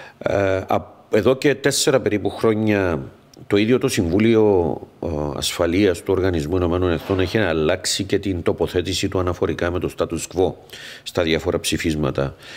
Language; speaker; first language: Greek; native; Greek